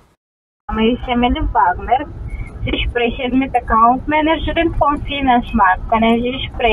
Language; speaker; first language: German; non-native, learner; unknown